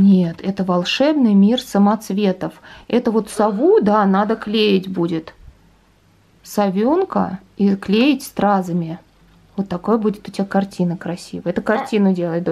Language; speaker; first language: Russian; native; Russian